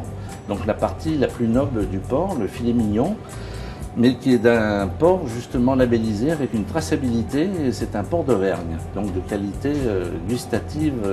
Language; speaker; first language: French; native; French